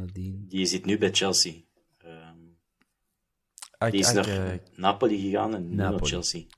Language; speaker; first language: Dutch; native; Dutch